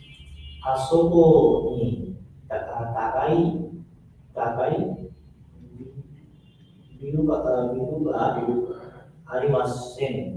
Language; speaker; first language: Japanese; non-native, learner; Bangla